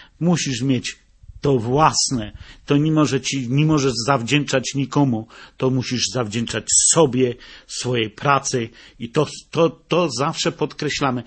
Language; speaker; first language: Polish; native; Polish